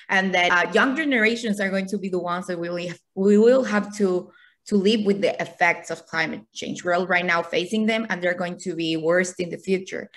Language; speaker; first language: English; non-native, fluent; Spanish